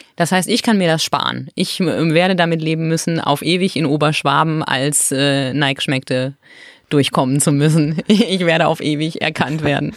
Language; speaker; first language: German; native; German